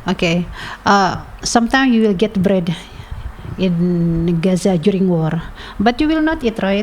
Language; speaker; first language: English; non-native, learner; Indonesian